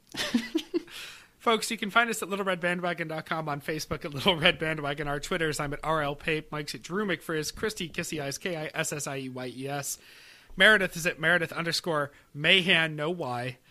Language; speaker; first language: English; native; English